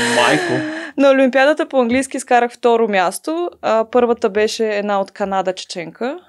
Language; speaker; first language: Bulgarian; early bilingual, other home language; Chechen